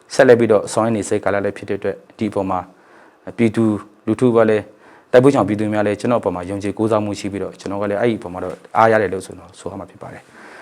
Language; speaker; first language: Burmese; non-native, local second language; Hakha Chin